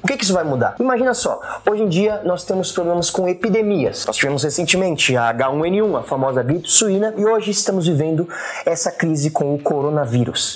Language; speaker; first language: Portuguese; native; Portuguese